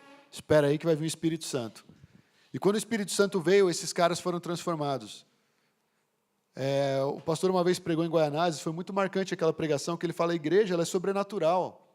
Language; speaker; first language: Portuguese; native; Portuguese